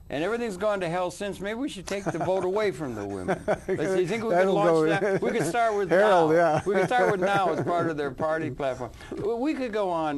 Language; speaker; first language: English; native; English